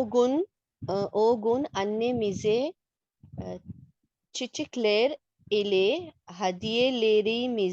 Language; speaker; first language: Turkish; non-native, learner; Urdu